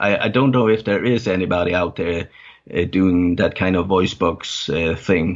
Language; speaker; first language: English; non-native, fluent; Danish